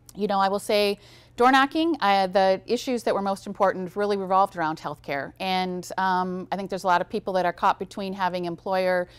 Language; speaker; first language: English; native; English